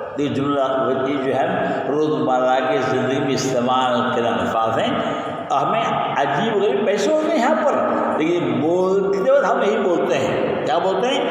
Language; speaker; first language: Urdu; native; Urdu